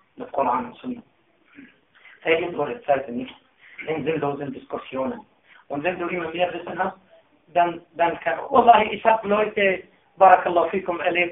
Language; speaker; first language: German; non-native, fluent; Arabic